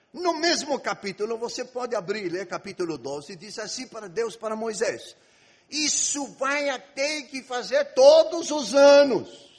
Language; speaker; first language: Portuguese; non-native, fluent; Greek